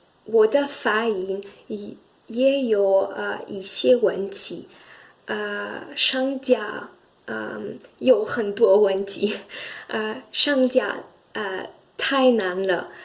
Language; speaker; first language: Chinese; non-native, learner; French